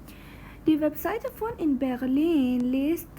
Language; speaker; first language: German; non-native, fluent; Persian